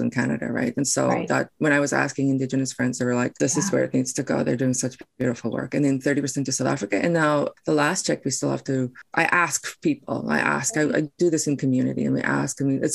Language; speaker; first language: English; non-native, local second language; Afrikaans